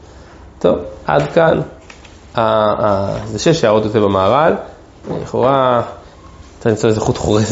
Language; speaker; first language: Hebrew; native; Hebrew